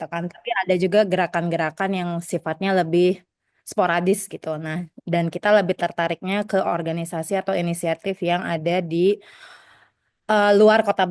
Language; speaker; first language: Indonesian; native; Indonesian